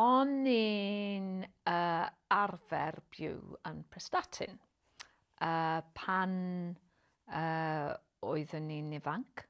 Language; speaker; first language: Welsh; non-native, learner; English